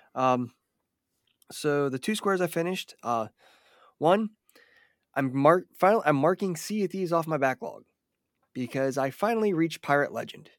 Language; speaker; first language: English; native; English